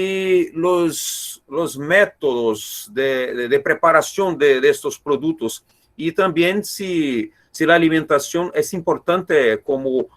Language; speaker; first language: Spanish; non-native, learner; Portuguese